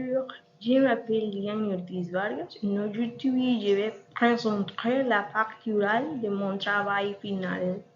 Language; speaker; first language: French; non-native, learner; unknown